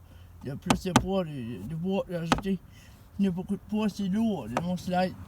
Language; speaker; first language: French; non-native, learner; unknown